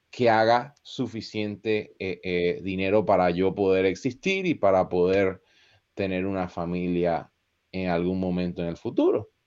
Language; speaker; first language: Spanish; native; Spanish